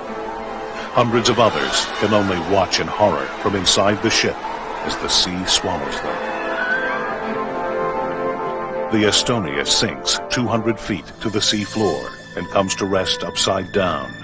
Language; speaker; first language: English; native; English